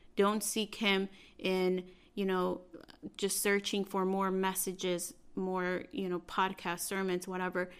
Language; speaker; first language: English; early bilingual, other home language; Spanish